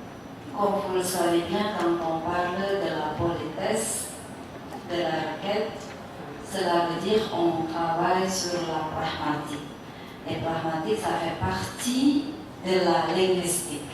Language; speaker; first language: French; non-native, fluent; Indonesian